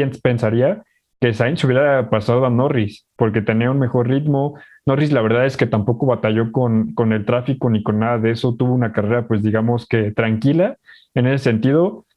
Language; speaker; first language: Spanish; native; Spanish